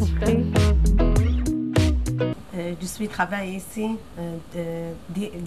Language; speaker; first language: French; non-native, learner; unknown